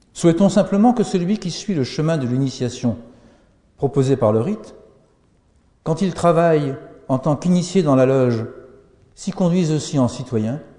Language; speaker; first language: French; native; French